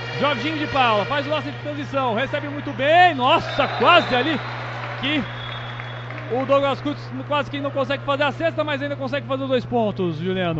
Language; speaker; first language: Portuguese; native; Portuguese